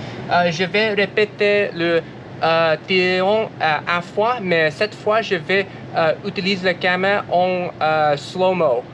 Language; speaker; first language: French; non-native, learner; English